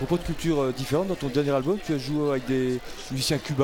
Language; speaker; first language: French; native; French